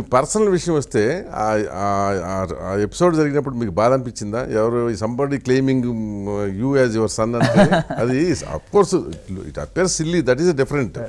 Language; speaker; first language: Telugu; native; Telugu